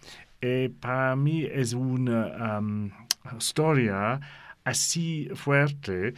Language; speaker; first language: Spanish; non-native, learner; English